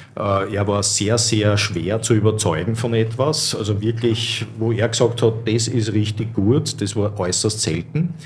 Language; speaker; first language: German; native; German